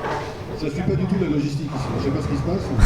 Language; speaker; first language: French; native; French